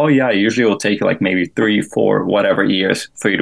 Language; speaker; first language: English; non-native, fluent; Portuguese